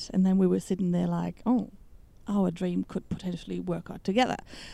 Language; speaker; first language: English; non-native, fluent; German